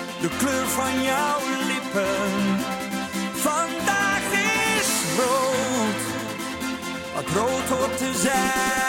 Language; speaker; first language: Dutch; native; Dutch